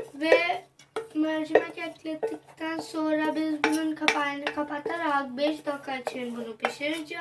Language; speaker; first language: Turkish; non-native, learner; Urdu